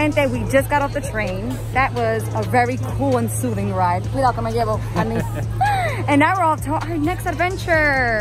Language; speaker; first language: English; early bilingual, other home language; Spanish